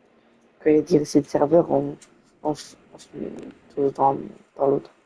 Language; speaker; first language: French; native; French